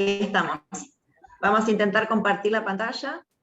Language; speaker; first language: Spanish; native; Spanish